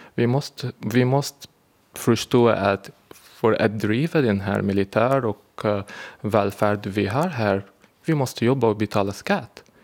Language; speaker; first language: Swedish; non-native, fluent; Arabic